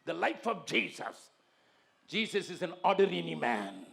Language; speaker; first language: English; non-native, local second language; Tamil